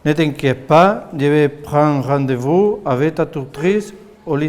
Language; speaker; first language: French; non-native, fluent; Spanish